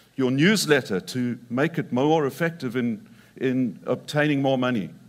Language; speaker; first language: English; native; English